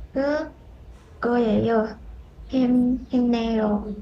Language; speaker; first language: Korean; non-native, learner; Indonesian